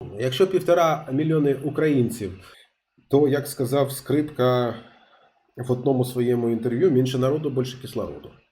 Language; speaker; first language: Ukrainian; non-native, local second language; Russian